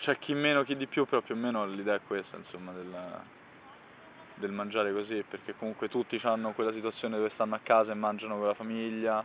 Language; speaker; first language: Italian; native; Italian